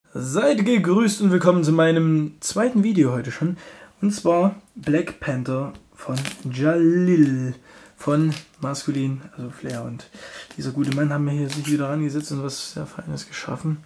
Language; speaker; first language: German; native; German